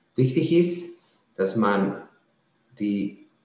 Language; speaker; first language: German; non-native, fluent; Greek